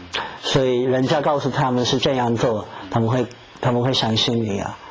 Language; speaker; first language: Chinese; non-native, fluent; English